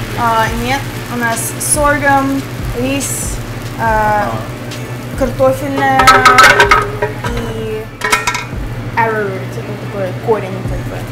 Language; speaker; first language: Russian; early bilingual, other home language; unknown